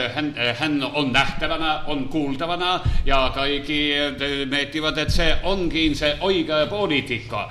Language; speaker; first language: Finnish; non-native, learner; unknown